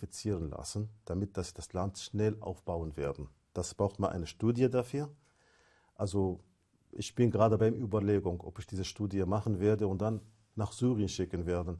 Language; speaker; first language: German; non-native, fluent; Arabic